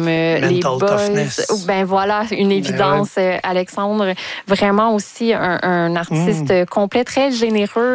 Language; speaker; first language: French; native; French